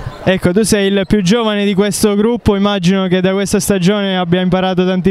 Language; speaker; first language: Italian; native; Italian